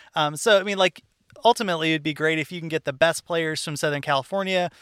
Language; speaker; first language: English; native; English